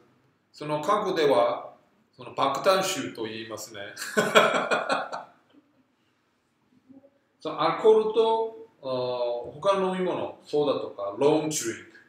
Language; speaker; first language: Japanese; non-native, fluent; Korean